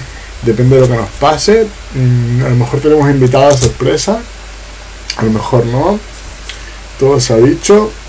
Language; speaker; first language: Spanish; native; Spanish